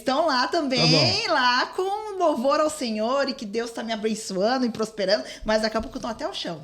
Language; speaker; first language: Portuguese; native; Portuguese